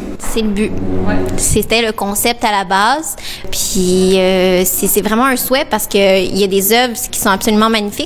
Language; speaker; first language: French; native; French